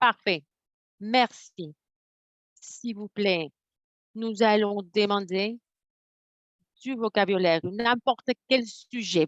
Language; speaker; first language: French; non-native, fluent; Spanish